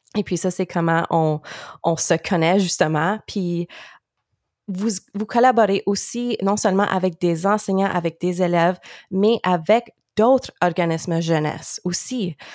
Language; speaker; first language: French; native; French